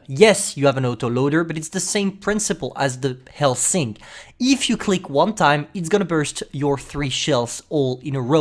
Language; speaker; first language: English; non-native, fluent; French